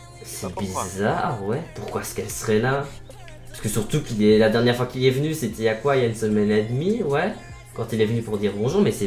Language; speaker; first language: French; native; French